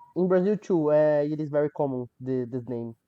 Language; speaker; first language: English; non-native, learner; Portuguese